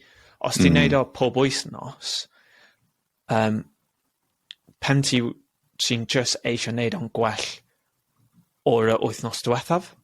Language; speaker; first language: Welsh; non-native, local second language; English